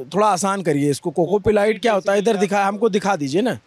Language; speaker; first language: Hindi; native; Hindi